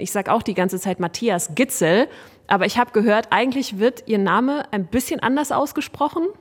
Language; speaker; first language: German; native; German